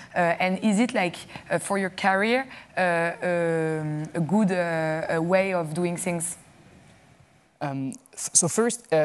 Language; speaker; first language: English; non-native, fluent; French